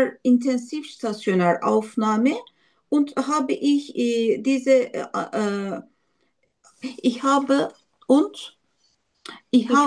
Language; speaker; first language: German; non-native, learner; Turkish